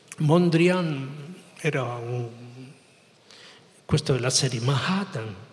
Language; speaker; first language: Italian; non-native, fluent; Spanish